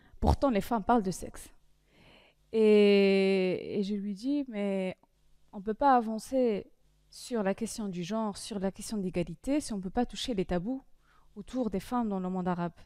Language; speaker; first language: French; non-native, local second language; Arabic